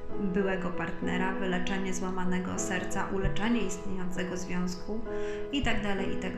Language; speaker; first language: Polish; native; Polish